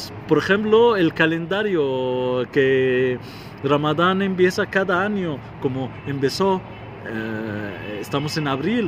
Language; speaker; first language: Spanish; non-native, fluent; Arabic